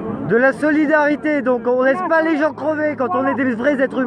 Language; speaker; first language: French; native; French